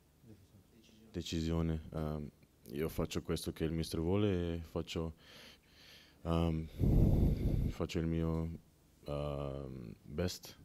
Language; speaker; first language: Italian; non-native, learner; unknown